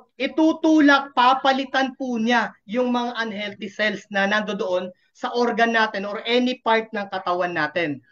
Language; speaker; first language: Filipino; non-native, local second language; Masbatenyo